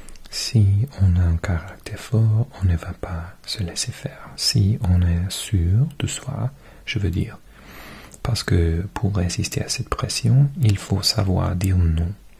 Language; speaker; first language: French; non-native, fluent; English